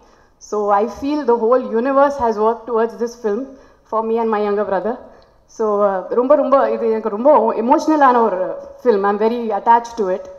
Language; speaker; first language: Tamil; non-native, local second language; Hindi